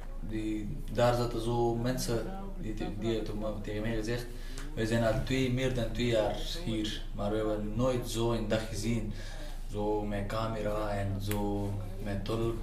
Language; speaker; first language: Dutch; non-native, learner; Pashto